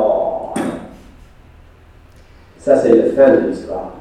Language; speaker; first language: French; non-native, fluent; English